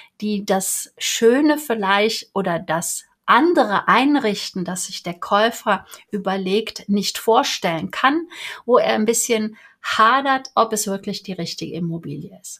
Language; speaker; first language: German; native; German